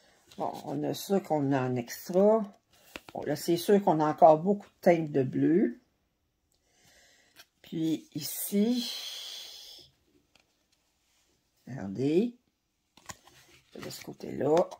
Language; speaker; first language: French; native; French